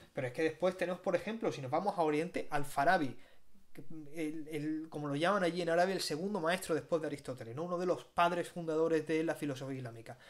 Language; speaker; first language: Spanish; native; Spanish